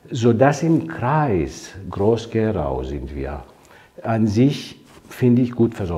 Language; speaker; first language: German; non-native, fluent; Greek